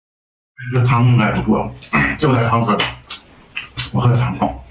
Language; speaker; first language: Chinese; native; Chinese